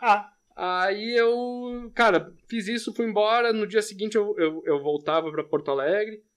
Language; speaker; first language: Portuguese; native; Portuguese